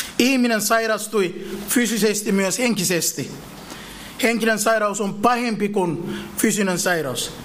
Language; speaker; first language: Finnish; non-native, fluent; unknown